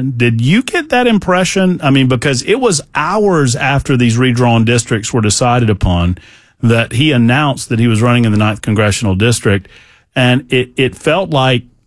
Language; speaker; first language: English; native; English